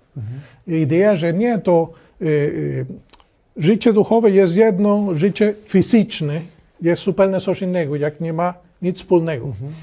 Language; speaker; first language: Polish; non-native, learner; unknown